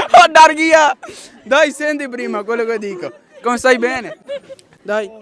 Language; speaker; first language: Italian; non-native, learner; Urdu